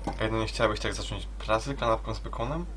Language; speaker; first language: Polish; native; Polish